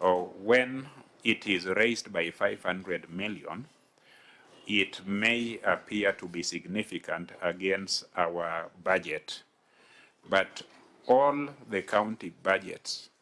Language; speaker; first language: English; non-native, local second language; Luo (Kenya and Tanzania)